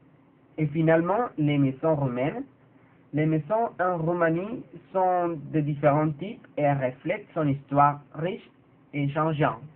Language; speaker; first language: French; non-native, learner; Spanish